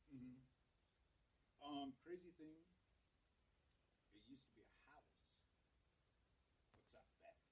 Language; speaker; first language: English; native; English